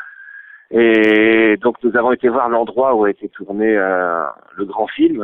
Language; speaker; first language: French; native; French